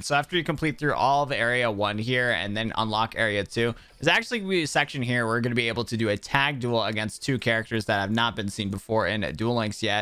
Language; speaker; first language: English; native; English